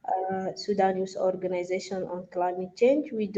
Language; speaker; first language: English; non-native, fluent; Arabic